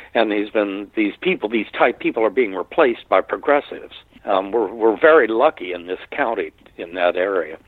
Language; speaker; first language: English; native; English